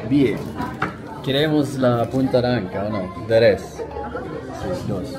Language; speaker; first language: Spanish; non-native, learner; Swedish